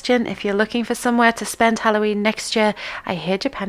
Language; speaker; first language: English; native; English